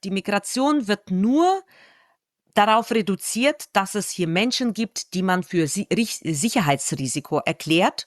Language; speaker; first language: German; non-native, fluent; Russian